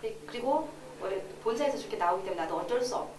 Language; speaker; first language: Korean; native; Korean